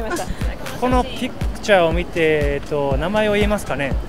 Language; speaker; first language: Japanese; non-native, fluent; English